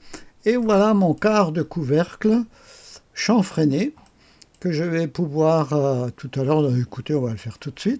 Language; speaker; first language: French; native; French